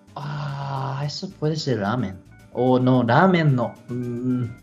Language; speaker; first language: Spanish; non-native, learner; Japanese